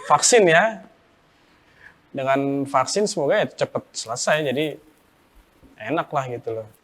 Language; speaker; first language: Indonesian; native; Indonesian